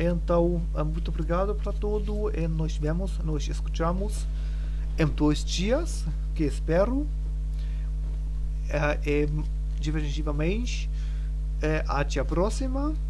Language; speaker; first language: Portuguese; non-native, learner; German